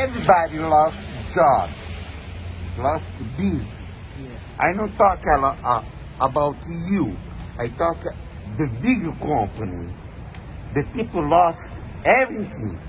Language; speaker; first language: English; non-native, learner; Portuguese